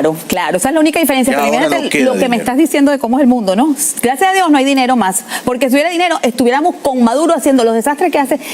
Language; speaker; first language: Spanish; native; Spanish